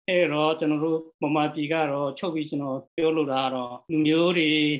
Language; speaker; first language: Burmese; non-native, local second language; Western Kayah